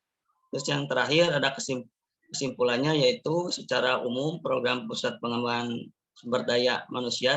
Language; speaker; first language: Indonesian; native; Indonesian